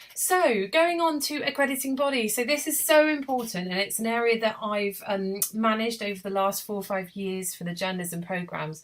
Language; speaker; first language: English; native; English